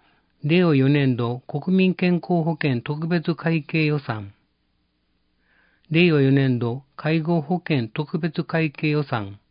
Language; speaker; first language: Japanese; native; Japanese